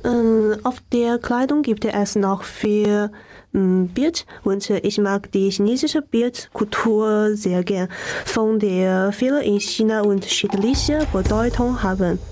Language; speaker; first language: German; non-native, learner; Chinese